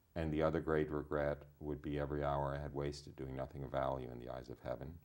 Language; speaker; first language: English; native; English